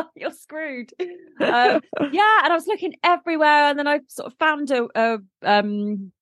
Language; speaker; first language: English; native; English